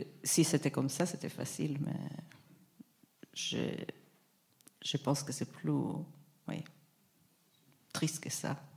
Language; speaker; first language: French; non-native, fluent; Hebrew